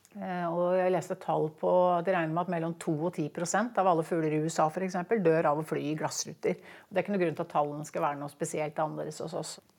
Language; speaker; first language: Norwegian; native; Norwegian